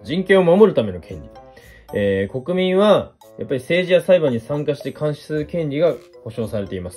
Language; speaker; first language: Japanese; native; Japanese